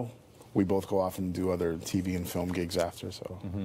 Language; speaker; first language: English; native; English